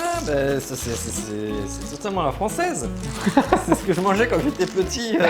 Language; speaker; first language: French; native; French